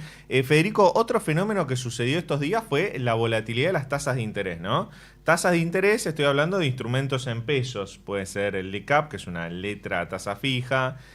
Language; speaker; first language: Spanish; native; Spanish